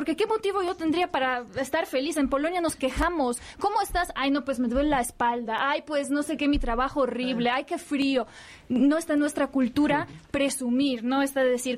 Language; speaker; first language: Spanish; non-native, fluent; Polish